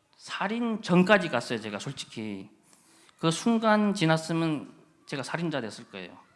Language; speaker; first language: Korean; native; Korean